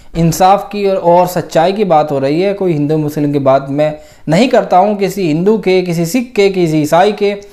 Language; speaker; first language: Hindi; native; Hindi